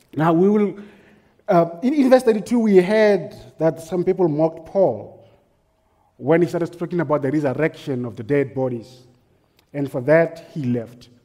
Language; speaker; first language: English; non-native, local second language; Northern Sotho